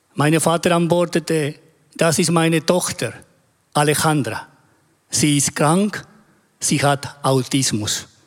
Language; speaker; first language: German; non-native, fluent; Spanish